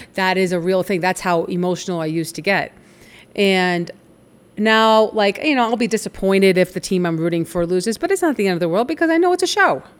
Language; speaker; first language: English; native; English